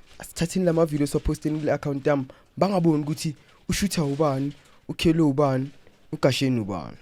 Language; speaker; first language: Zulu; non-native, local second language; Southern Sotho